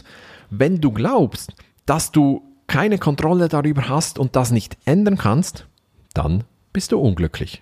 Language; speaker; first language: German; native; German